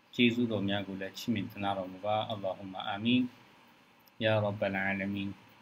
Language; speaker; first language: Burmese; native; Burmese